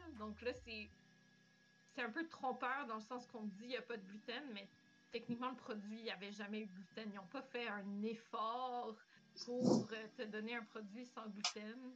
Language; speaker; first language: French; native; French